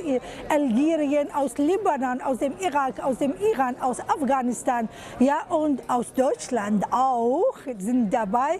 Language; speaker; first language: German; non-native, fluent; Arabic